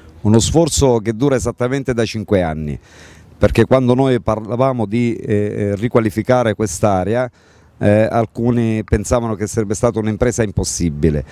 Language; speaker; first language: Italian; native; Italian